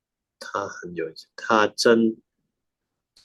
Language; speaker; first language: Chinese; non-native, learner; Indonesian